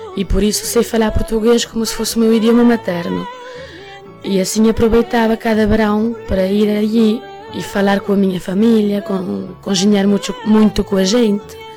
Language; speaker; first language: Portuguese; early bilingual, heritage; Portuguese